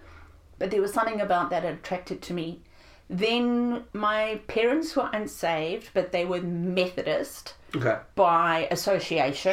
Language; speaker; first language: English; native; English